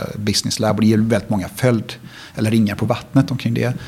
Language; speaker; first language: Swedish; native; Swedish